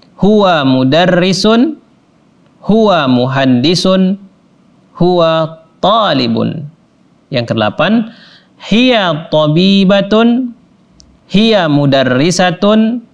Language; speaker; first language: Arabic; non-native, fluent; Indonesian